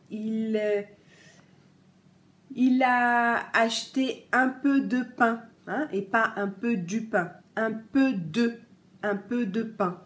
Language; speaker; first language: French; native; French